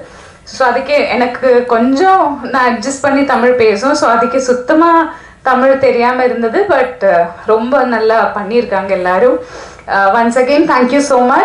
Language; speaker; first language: Tamil; non-native, fluent; Malayalam